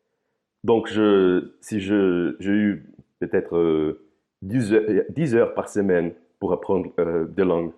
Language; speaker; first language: French; non-native, fluent; Portuguese